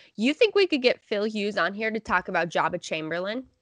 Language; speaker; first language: English; native; English